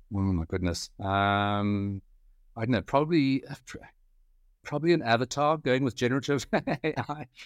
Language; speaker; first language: English; native; English